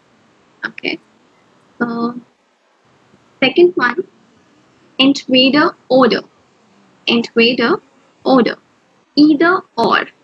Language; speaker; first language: German; non-native, fluent; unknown